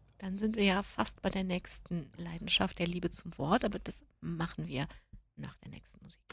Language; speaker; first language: German; native; German